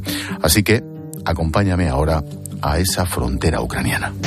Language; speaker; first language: Spanish; native; Spanish